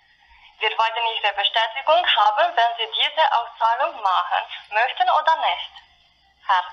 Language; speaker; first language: German; non-native, fluent; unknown